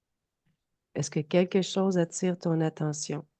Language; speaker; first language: French; native; French